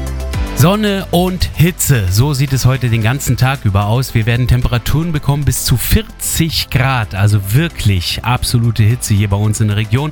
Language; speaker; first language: German; native; German